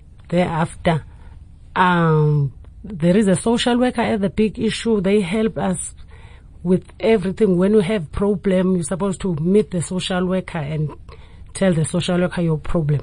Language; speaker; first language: English; non-native, local second language; Xhosa